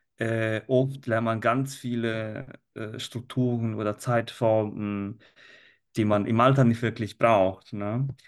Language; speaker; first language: German; non-native, fluent; Italian